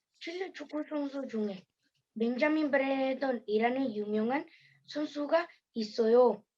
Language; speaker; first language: Korean; early bilingual, heritage; Korean